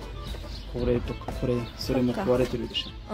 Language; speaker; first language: Japanese; non-native, learner; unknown